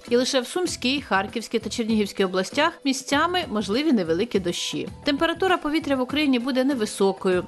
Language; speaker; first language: Ukrainian; native; Ukrainian